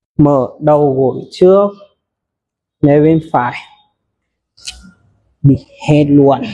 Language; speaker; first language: Vietnamese; non-native, learner; Hindi